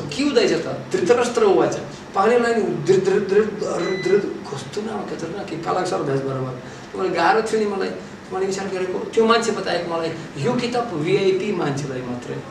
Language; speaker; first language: Nepali; non-native, fluent; Russian